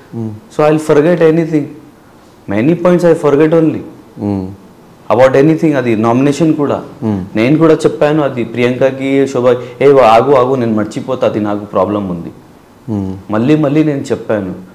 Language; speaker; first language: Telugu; non-native, learner; Hindi